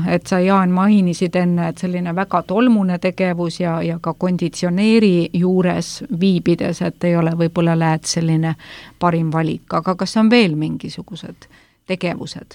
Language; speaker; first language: Estonian; native; Estonian